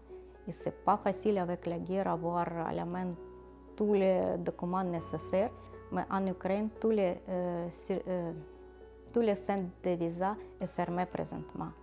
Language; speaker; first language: French; non-native, learner; Ukrainian